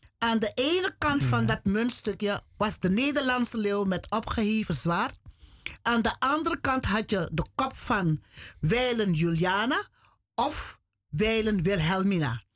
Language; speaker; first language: Dutch; native; Dutch